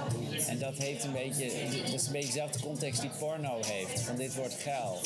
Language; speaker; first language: Dutch; native; Dutch